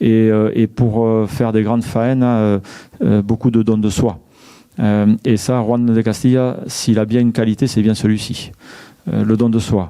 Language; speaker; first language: French; native; French